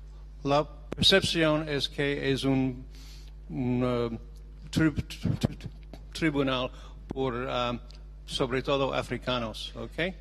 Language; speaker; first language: Spanish; non-native, learner; English